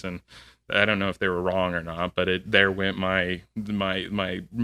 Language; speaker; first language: English; native; English